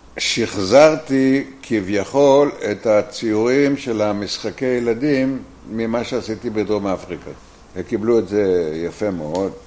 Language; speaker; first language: Hebrew; native; Hebrew